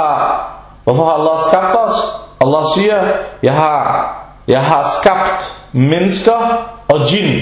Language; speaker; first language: Danish; non-native, fluent; Arabic